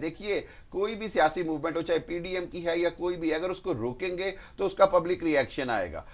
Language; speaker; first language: Urdu; non-native, local second language; Punjabi